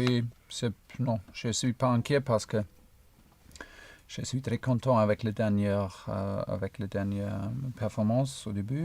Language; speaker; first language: French; non-native, fluent; German